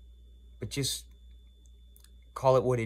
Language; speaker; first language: English; native; English